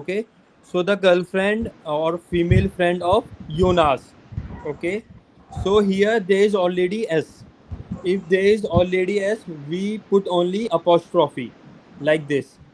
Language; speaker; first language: English; non-native, local second language; Hindi